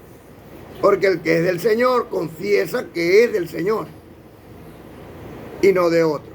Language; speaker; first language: Spanish; native; Spanish